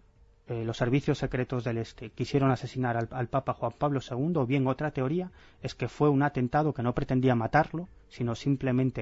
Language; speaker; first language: Spanish; native; Spanish